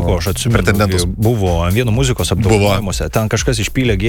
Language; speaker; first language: Lithuanian; native; Lithuanian